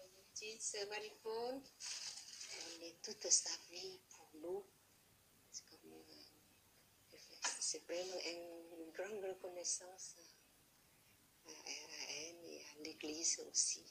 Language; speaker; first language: French; non-native, learner; Vietnamese